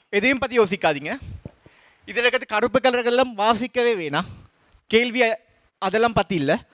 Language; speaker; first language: Tamil; non-native, local second language; Sinhala